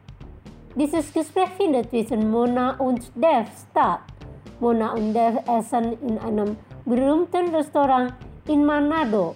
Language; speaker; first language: German; non-native, fluent; Indonesian